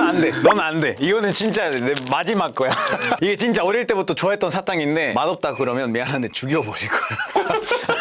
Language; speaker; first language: Korean; non-native, fluent; Spanish